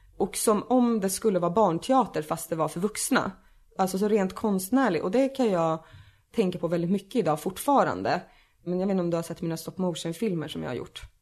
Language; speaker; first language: Swedish; native; Swedish